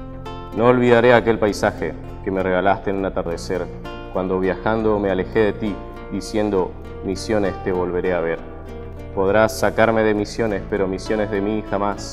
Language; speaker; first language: Spanish; native; Spanish